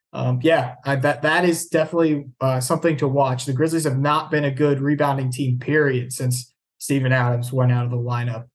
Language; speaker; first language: English; native; English